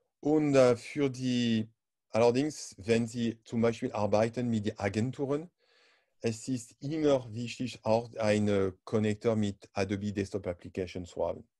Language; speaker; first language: German; non-native, learner; French